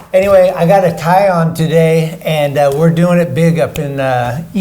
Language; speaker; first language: English; native; English